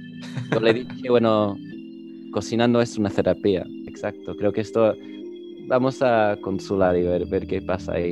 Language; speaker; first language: Spanish; early bilingual, heritage; English